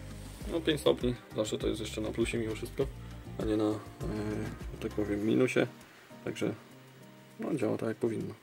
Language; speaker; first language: Polish; native; Polish